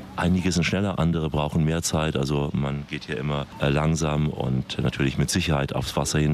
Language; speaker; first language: German; native; German